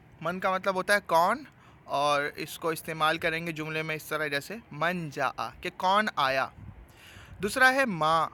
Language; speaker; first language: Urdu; native; Urdu